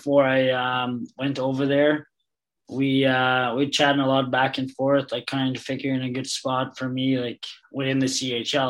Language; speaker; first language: English; non-native, fluent; Danish